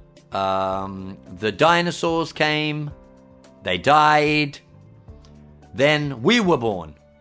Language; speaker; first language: English; native; English